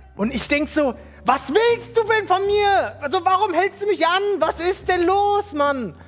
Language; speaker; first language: German; early bilingual, other home language; Italian